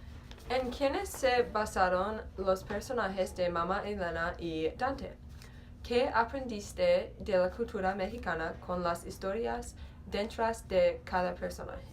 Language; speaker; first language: Spanish; non-native, learner; English